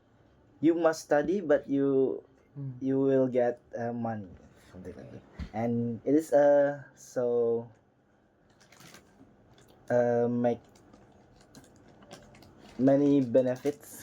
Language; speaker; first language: English; non-native, learner; Indonesian